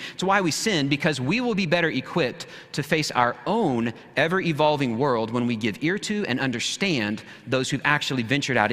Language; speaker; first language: English; native; English